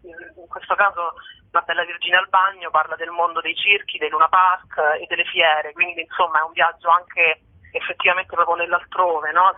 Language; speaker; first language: Italian; native; Italian